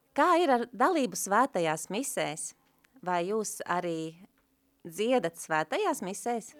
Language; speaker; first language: Latvian; native; Latvian